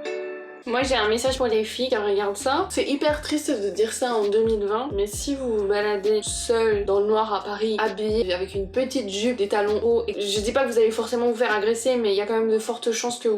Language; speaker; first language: French; native; French